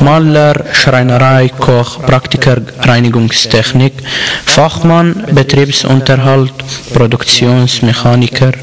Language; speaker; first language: German; non-native, learner; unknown